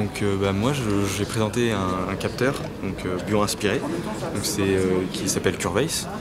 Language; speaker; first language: French; native; French